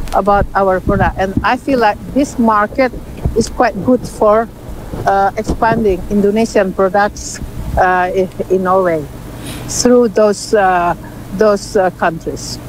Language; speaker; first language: English; non-native, learner; Indonesian